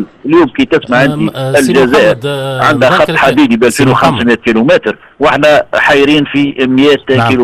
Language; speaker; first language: Arabic; native; Arabic